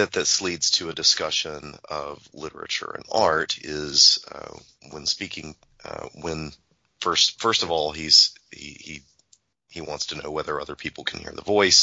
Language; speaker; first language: English; native; English